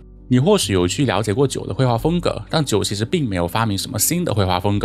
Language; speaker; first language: Chinese; native; Chinese